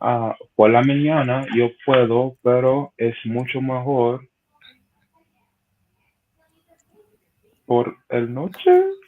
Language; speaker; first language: Spanish; non-native, learner; English